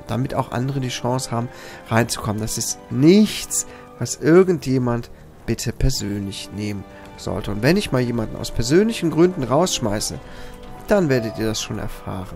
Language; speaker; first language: German; native; German